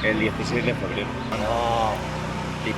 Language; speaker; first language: Spanish; native; Spanish